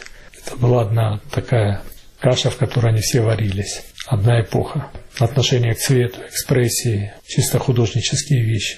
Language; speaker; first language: Russian; native; Russian